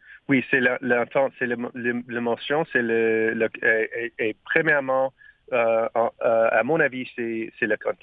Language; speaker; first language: French; non-native, learner; English